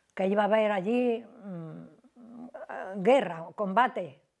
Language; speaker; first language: Spanish; native; Spanish